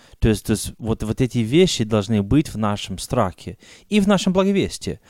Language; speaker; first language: Russian; non-native, fluent; English